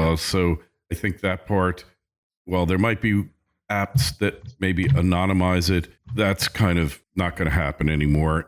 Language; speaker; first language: English; native; English